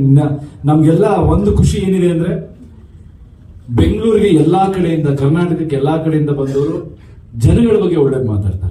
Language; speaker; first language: Kannada; native; Kannada